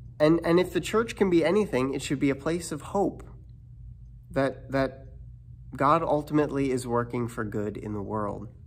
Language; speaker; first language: English; native; English